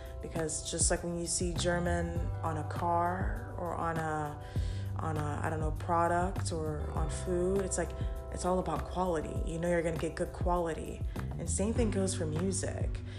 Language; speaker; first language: English; native; English